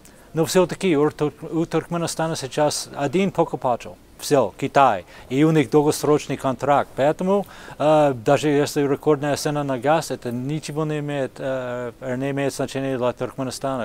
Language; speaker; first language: Russian; non-native, fluent; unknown